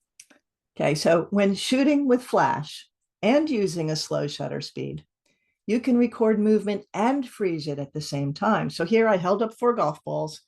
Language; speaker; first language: English; native; English